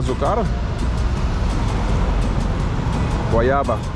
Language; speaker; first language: Spanish; non-native, learner; English